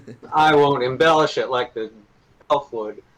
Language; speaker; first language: English; native; English